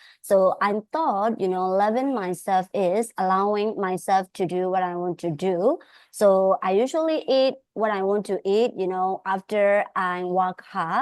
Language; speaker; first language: English; non-native, fluent; Burmese